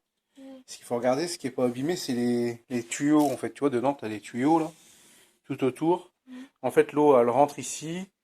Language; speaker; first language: French; native; French